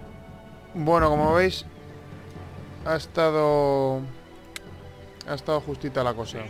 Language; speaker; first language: Spanish; native; Spanish